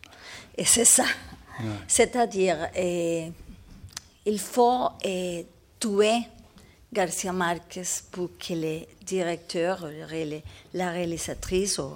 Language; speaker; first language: French; non-native, learner; Spanish